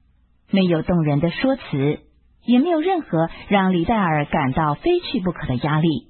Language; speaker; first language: Chinese; native; Chinese